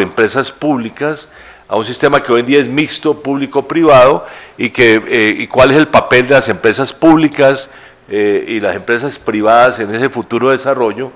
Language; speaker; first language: Spanish; native; Spanish